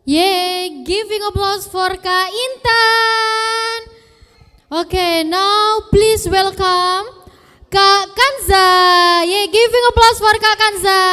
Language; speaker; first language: English; non-native, fluent; Indonesian